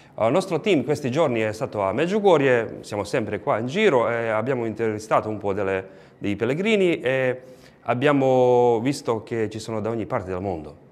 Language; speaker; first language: Italian; non-native, fluent; Croatian